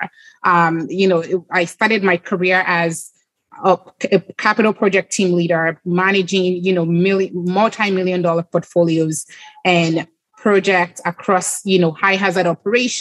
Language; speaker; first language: English; non-native, local second language; Yoruba